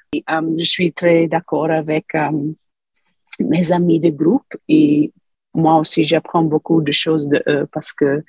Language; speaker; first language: French; non-native, fluent; English